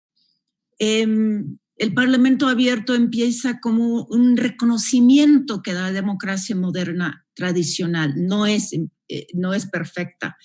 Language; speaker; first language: Spanish; non-native, fluent; English